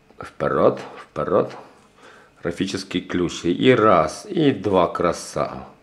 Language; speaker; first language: Russian; native; Russian